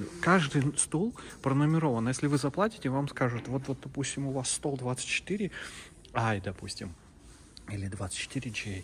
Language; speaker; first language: Russian; native; Russian